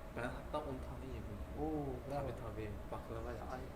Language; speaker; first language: Turkish; non-native, learner; Korean